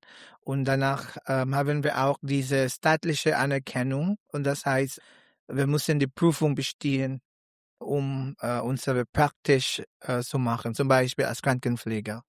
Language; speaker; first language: German; non-native, learner; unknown